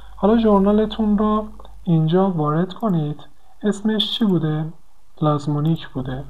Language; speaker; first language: Persian; native; Persian